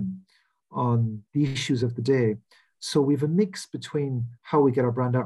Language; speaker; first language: English; native; English